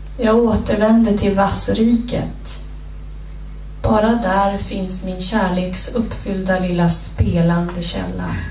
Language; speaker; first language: Swedish; native; Swedish